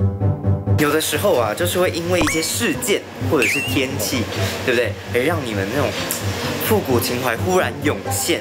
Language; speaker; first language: Chinese; native; Chinese